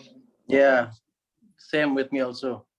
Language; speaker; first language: English; non-native, learner; Indonesian